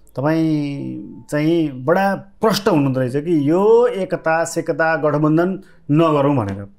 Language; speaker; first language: Nepali; native; Nepali